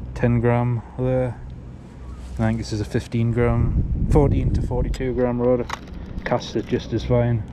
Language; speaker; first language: English; native; English